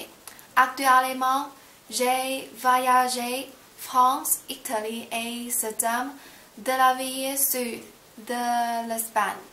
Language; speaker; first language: French; non-native, learner; Chinese